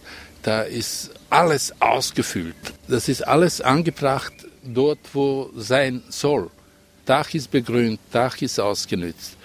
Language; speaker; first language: German; non-native, fluent; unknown